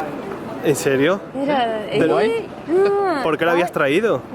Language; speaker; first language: Spanish; native; Spanish